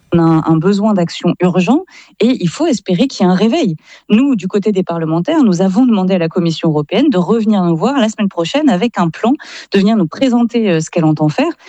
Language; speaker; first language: French; native; French